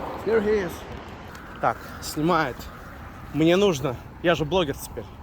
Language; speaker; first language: Russian; native; Russian